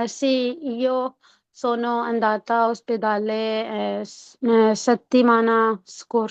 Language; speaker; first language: Italian; non-native, learner; Urdu